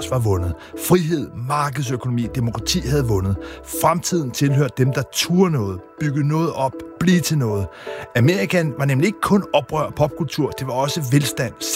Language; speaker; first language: Danish; native; Danish